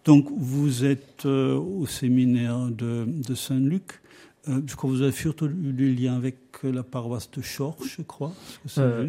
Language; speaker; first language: French; native; French